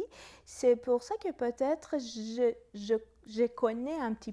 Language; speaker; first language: French; non-native, fluent; Persian